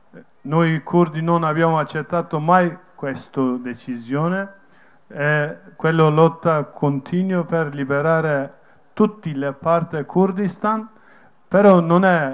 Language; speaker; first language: Italian; non-native, learner; Kurdish